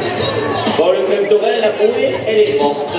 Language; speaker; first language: French; native; French